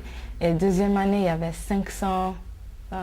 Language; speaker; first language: French; non-native, fluent; English